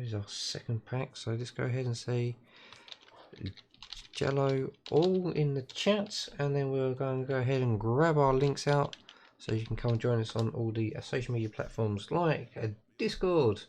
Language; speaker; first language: English; native; English